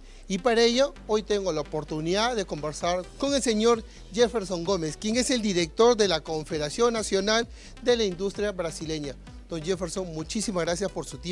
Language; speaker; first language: Spanish; native; Spanish